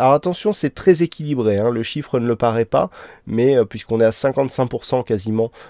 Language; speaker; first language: French; native; French